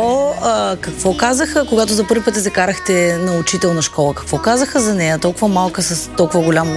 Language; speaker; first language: Bulgarian; native; Bulgarian